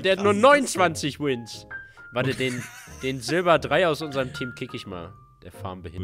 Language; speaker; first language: German; native; German